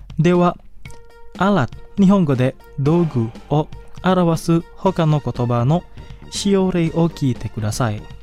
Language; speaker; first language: Japanese; non-native, fluent; Indonesian